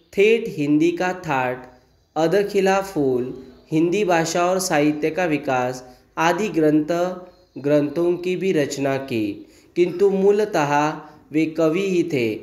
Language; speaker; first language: Hindi; native; Hindi